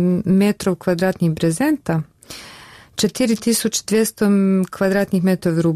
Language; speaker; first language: Russian; non-native, learner; Bosnian